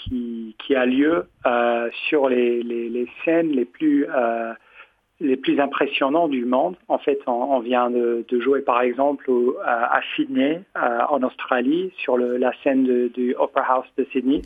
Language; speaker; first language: French; non-native, fluent; English